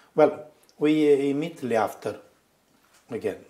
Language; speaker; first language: English; non-native, fluent; Romanian